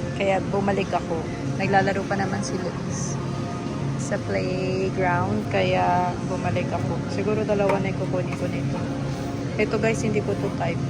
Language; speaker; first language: Filipino; native; Filipino